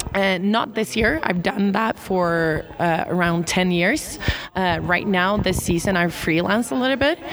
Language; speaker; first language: English; non-native, fluent; Swedish